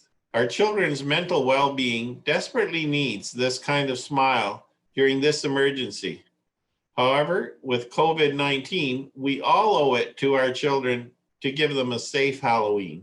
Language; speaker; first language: English; native; English